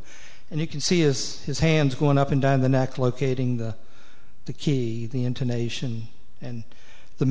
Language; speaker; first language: English; native; English